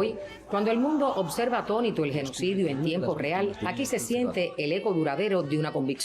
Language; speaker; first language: Spanish; native; Spanish